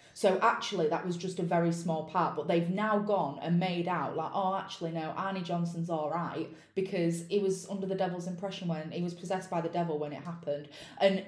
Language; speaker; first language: English; native; English